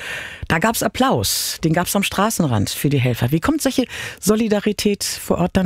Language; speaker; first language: German; native; German